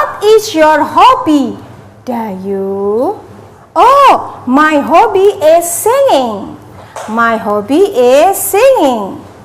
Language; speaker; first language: English; non-native, learner; Indonesian